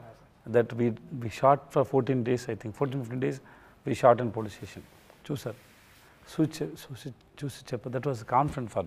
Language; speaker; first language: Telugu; non-native, learner; Tamil